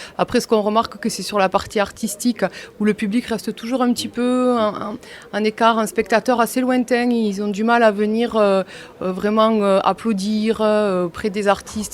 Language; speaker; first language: French; native; French